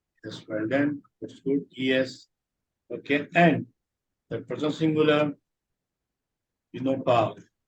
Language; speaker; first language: English; non-native, local second language; Urdu